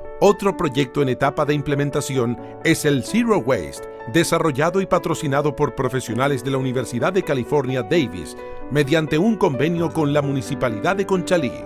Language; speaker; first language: Spanish; native; Spanish